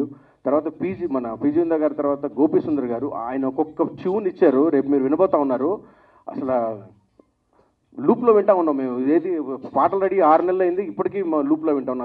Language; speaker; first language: Telugu; native; Telugu